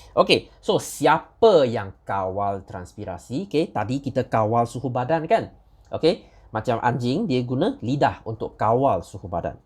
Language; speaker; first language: Malay; non-native, local second language; Chinese